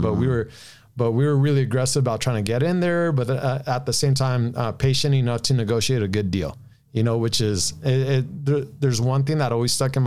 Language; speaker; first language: English; native; English